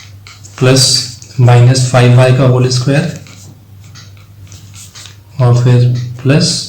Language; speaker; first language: Hindi; native; Hindi